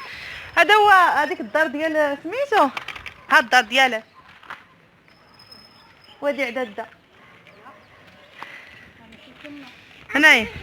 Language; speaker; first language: Arabic; native; Arabic